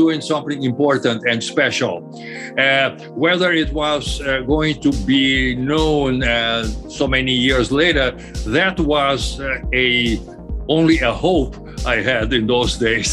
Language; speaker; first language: English; non-native, fluent; German